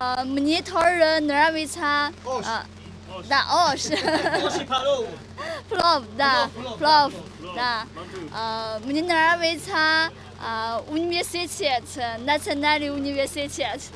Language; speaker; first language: Russian; non-native, learner; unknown